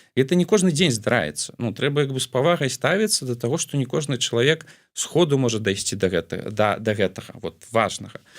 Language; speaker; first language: Belarusian; non-native, local second language; Russian